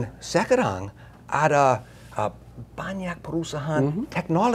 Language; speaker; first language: Indonesian; non-native, learner; English